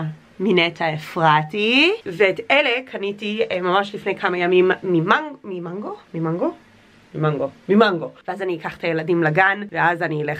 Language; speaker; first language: Hebrew; native; Hebrew